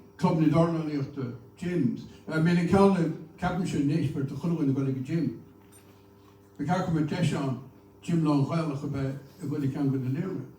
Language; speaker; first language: Irish; native; Irish